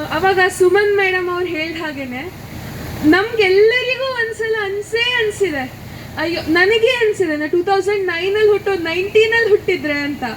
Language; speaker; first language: Kannada; native; Kannada